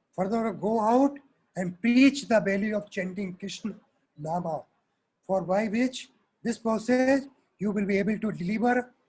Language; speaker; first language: English; non-native, local second language; Hindi